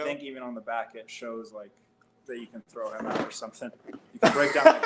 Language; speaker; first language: English; native; English